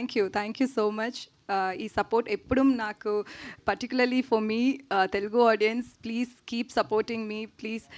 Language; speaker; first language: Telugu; non-native, learner; Tamil